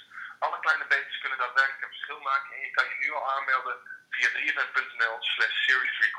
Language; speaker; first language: Dutch; native; Dutch